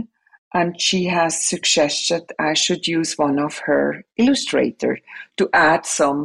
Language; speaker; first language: English; non-native, fluent; Swiss German